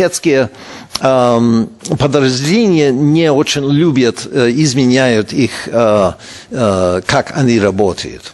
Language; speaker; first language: Russian; non-native, fluent; English